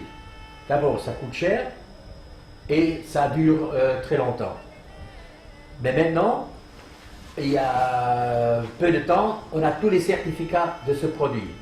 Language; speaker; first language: French; non-native, fluent; German